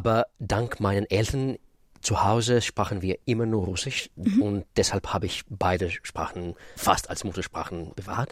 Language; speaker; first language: German; non-native, fluent; Russian